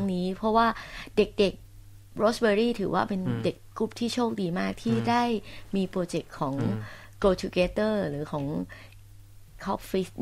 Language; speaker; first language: Thai; native; Thai